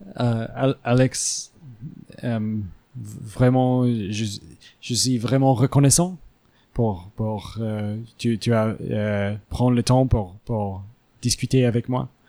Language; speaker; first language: French; non-native, learner; English